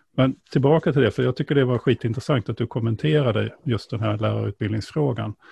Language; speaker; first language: Swedish; native; Swedish